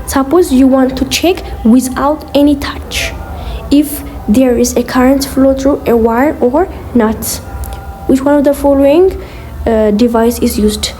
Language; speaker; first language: English; non-native, local second language; Amharic